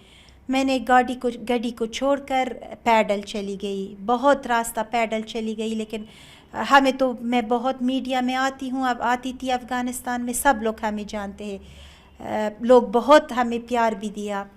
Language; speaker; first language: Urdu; non-native, learner; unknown